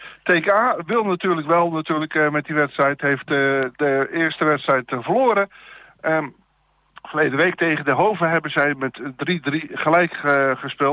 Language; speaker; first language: Dutch; native; Dutch